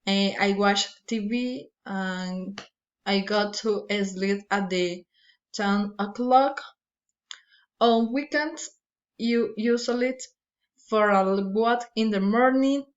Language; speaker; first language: English; non-native, learner; Spanish